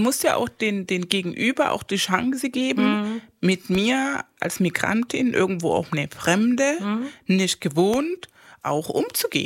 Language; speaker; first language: German; non-native, fluent; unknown